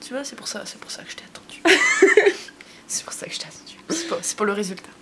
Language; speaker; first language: French; native; French